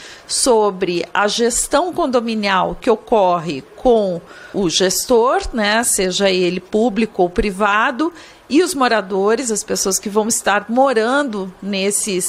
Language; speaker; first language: Portuguese; native; Portuguese